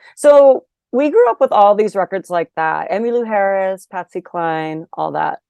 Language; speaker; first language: English; native; English